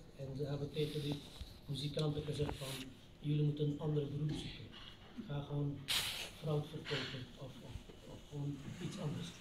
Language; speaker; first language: Dutch; non-native, fluent; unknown